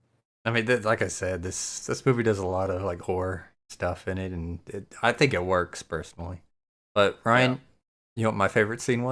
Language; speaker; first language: English; native; English